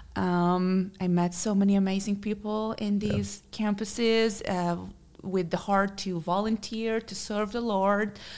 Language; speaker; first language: English; non-native, fluent; Hungarian